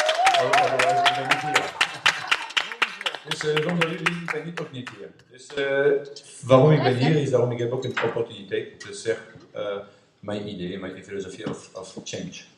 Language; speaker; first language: Dutch; non-native, learner; French